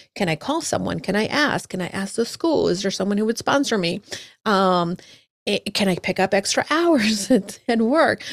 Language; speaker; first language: English; early bilingual, other home language; Spanish